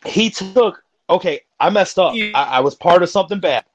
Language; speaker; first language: English; native; English